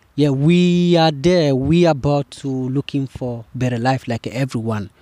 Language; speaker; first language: English; non-native, fluent; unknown